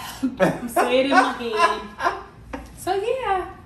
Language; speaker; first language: English; native; English